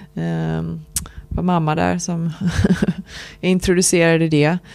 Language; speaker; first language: Swedish; native; Swedish